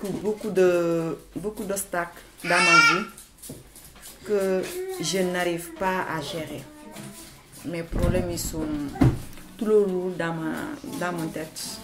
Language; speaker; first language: French; non-native, fluent; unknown